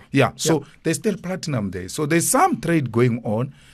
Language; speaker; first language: English; non-native, local second language; Northern Sotho